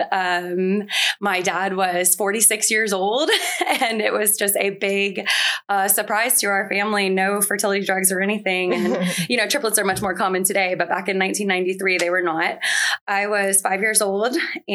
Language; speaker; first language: English; native; English